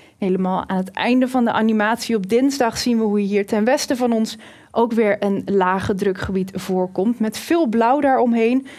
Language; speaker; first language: Dutch; native; Dutch